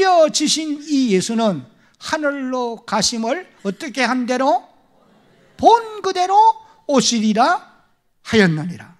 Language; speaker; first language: Korean; native; Korean